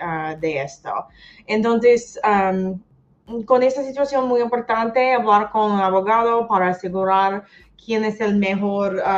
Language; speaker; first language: Spanish; non-native, learner; English